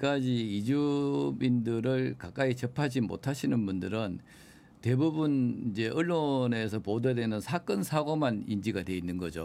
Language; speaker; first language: Korean; native; Korean